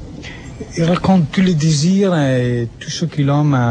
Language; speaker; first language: French; non-native, fluent; Italian